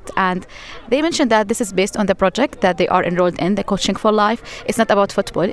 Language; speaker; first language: English; non-native, fluent; Arabic